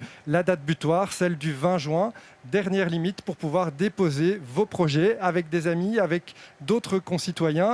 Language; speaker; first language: French; native; French